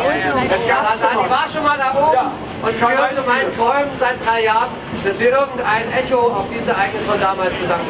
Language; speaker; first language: German; native; German